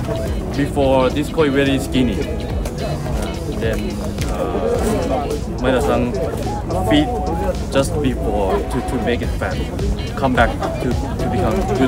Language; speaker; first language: English; non-native, learner; Japanese